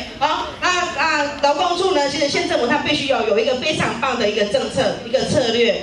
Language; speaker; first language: Chinese; native; Chinese